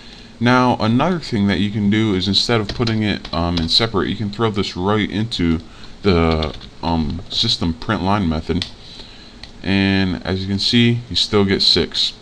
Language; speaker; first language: English; native; English